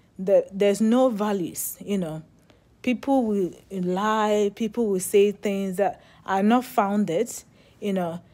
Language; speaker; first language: English; non-native, local second language; Akan